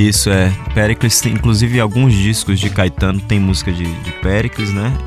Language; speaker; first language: Portuguese; native; Portuguese